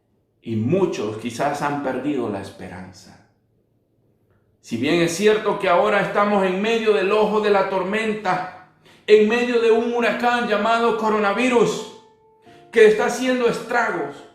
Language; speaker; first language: Spanish; native; Spanish